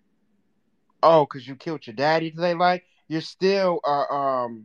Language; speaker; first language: English; native; English